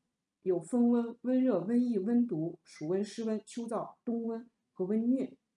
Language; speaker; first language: Chinese; native; Chinese